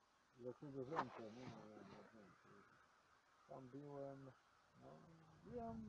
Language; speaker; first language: Polish; non-native, learner; Ukrainian